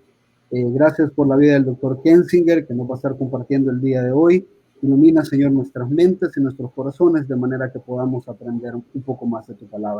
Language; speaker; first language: Spanish; native; Spanish